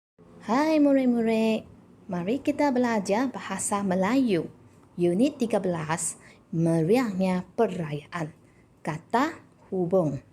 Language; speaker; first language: Indonesian; non-native, local second language; Chinese